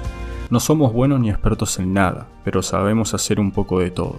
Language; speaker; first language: Spanish; native; Spanish